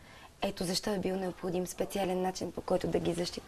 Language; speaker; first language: Bulgarian; native; Bulgarian